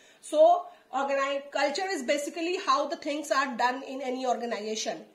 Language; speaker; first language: English; non-native, local second language; Hindi